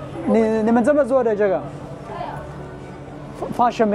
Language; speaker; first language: Chinese; non-native, learner; Amharic